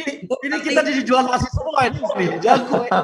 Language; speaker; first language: Indonesian; native; Indonesian